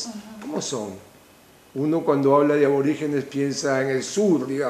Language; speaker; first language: Spanish; native; Spanish